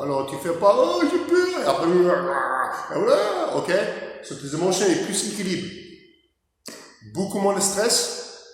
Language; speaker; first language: French; non-native, learner; English